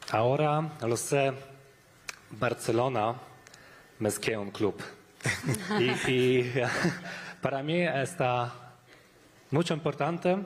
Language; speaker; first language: Spanish; non-native, learner; Polish